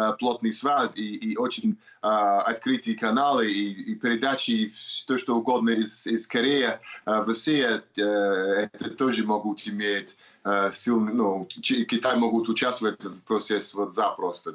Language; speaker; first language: Russian; non-native, learner; English